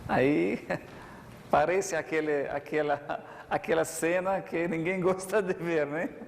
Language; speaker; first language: Portuguese; non-native, fluent; Arabic